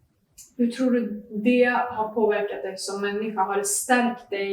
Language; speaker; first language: Swedish; native; Swedish